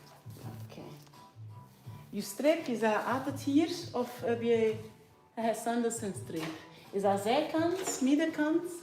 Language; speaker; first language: Dutch; non-native, fluent; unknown